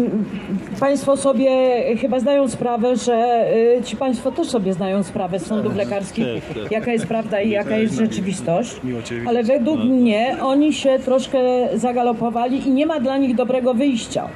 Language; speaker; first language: Polish; native; Polish